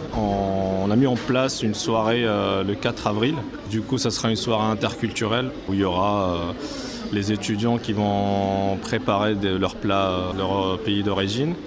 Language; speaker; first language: French; non-native, local second language; Arabic